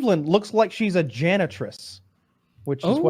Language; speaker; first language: English; native; English